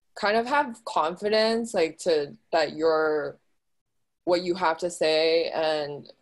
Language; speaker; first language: English; early bilingual, other home language; Chinese